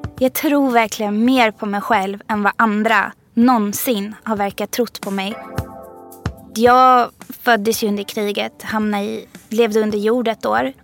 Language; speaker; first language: Swedish; early bilingual, other home language; Persian